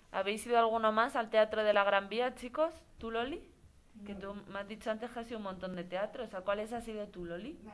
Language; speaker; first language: Spanish; native; Spanish